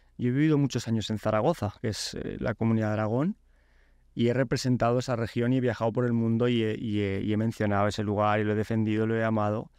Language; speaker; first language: Spanish; early bilingual, other home language; Polish